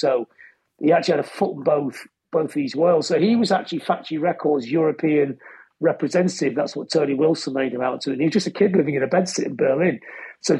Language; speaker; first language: English; native; English